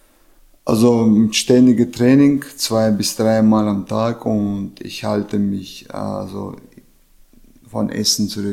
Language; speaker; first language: German; non-native, fluent; Chechen